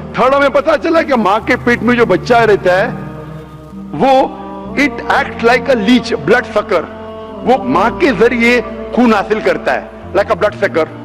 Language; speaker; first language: Hindi; non-native, local second language; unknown